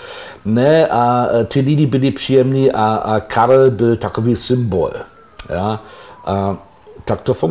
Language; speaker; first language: Czech; non-native, fluent; German